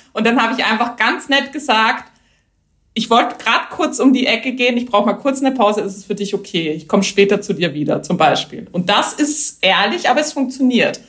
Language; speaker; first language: German; native; German